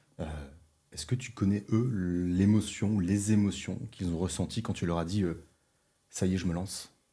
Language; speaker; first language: French; native; French